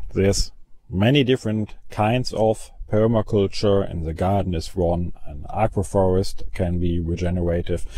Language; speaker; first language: English; non-native, fluent; German